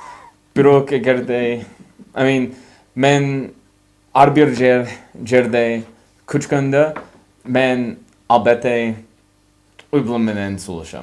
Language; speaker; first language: Kyrgyz; non-native, learner; English